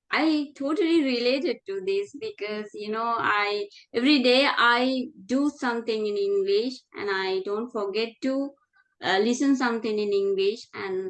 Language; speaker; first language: English; non-native, fluent; Sinhala